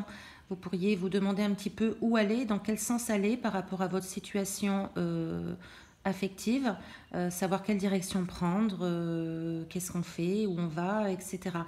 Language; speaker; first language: French; native; French